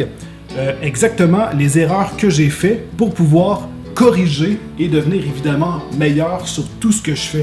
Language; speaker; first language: French; native; French